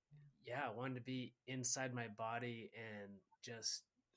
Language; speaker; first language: English; native; English